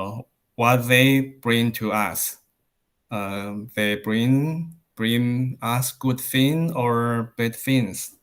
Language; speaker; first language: English; non-native, learner; Chinese